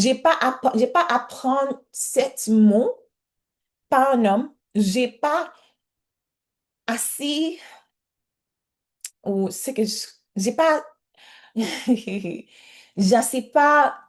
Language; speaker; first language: French; non-native, learner; English